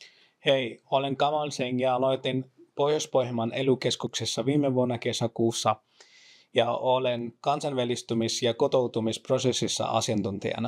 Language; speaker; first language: Finnish; non-native, fluent; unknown